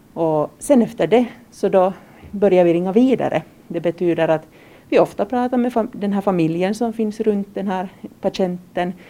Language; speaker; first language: Swedish; native; Swedish